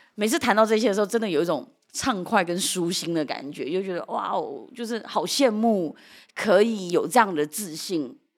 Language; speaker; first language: Chinese; early bilingual, heritage; Chinese